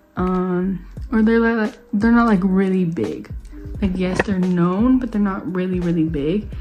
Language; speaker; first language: English; native; English